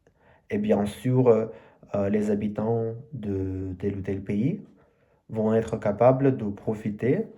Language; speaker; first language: French; non-native, learner; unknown